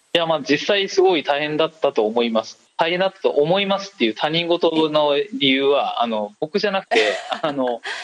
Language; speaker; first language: Japanese; native; Japanese